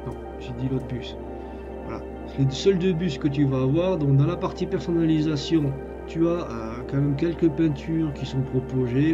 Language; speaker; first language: French; native; French